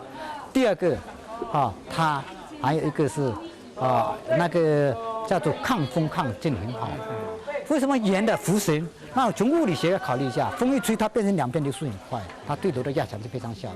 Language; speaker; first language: Chinese; native; Chinese